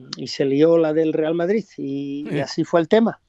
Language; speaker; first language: Spanish; non-native, fluent; English